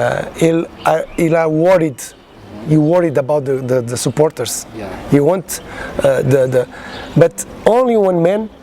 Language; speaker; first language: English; non-native, learner; Portuguese